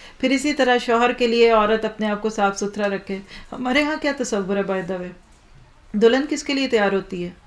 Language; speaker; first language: Urdu; native; Urdu